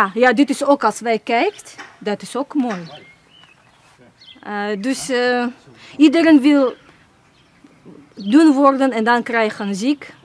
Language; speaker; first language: Dutch; non-native, learner; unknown